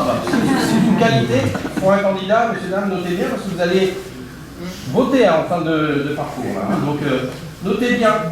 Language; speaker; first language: French; native; French